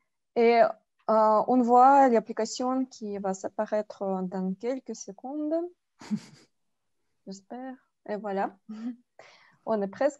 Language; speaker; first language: French; non-native, fluent; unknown